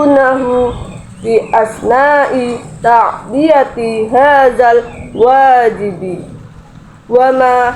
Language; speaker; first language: Arabic; non-native, learner; Indonesian